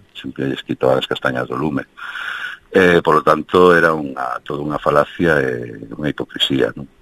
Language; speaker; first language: Galician; early bilingual, heritage; Galician